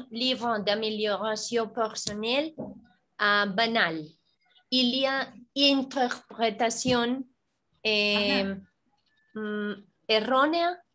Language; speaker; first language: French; non-native, learner; Spanish